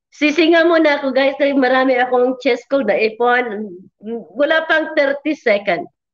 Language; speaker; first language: Filipino; non-native, local second language; Cebuano